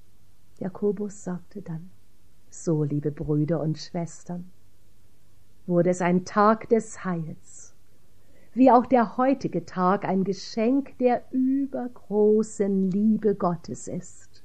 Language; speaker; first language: German; native; German